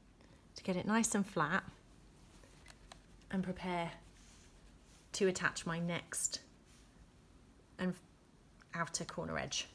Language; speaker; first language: English; native; English